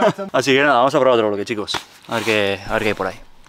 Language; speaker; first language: Spanish; native; Spanish